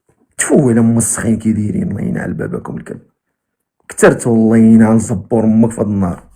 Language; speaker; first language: Arabic; native; Arabic